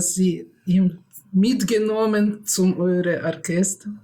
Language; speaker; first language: German; non-native, learner; Russian